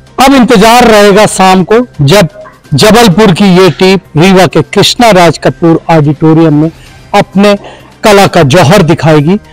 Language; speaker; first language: Hindi; native; Hindi